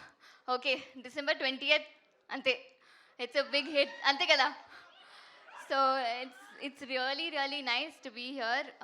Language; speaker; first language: Telugu; non-native, learner; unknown